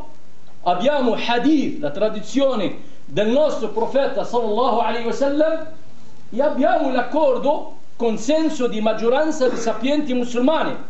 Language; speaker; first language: Italian; non-native, fluent; Arabic